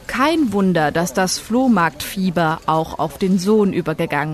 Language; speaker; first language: German; native; German